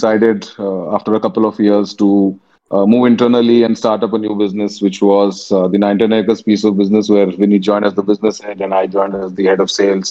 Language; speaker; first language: English; non-native, local second language; Tamil